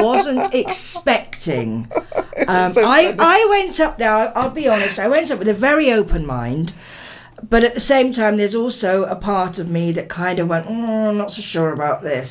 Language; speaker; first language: English; native; English